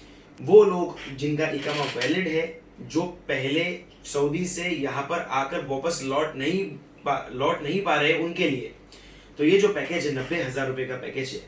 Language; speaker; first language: Hindi; native; Hindi